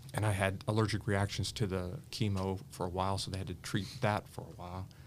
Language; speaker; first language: English; native; English